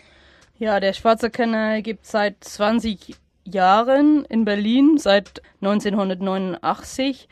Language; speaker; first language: German; non-native, fluent; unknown